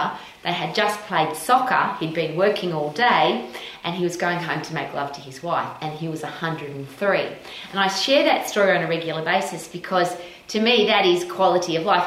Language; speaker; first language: English; native; English